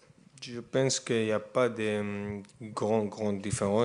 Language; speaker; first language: French; non-native, fluent; Spanish